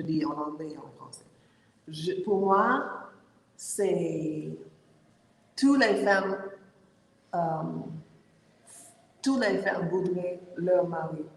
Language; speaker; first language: French; non-native, learner; English